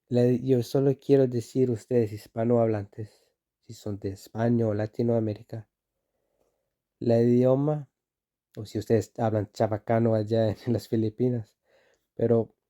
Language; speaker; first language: Spanish; non-native, fluent; Icelandic